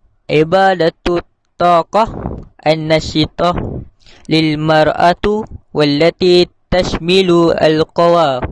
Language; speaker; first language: Arabic; non-native, learner; Malay